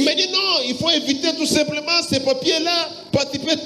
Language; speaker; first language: French; non-native, local second language; Lingala